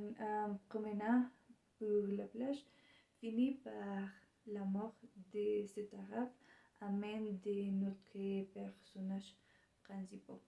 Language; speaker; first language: French; non-native, learner; Spanish